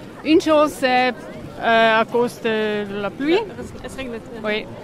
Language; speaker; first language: French; non-native, local second language; German